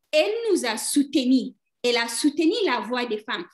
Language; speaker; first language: French; non-native, local second language; Fula